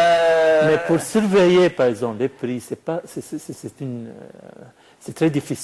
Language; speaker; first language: French; non-native, fluent; Arabic